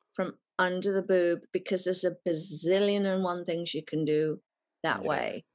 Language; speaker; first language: English; native; English